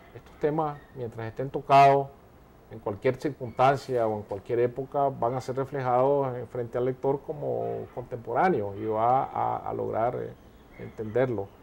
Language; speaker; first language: Spanish; native; Spanish